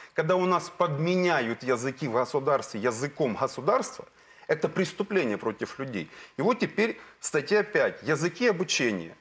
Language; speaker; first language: Russian; native; Russian